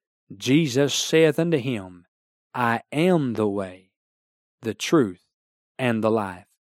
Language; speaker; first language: English; native; English